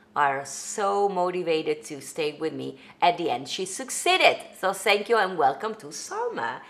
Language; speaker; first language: English; non-native, fluent; Italian